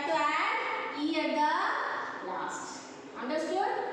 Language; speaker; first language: English; non-native, local second language; Tamil